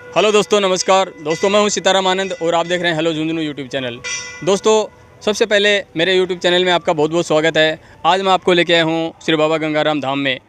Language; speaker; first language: Hindi; native; Hindi